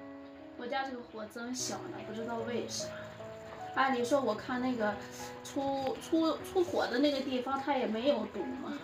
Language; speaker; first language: Chinese; native; Chinese